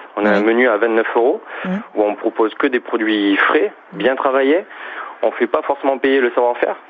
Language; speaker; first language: French; native; French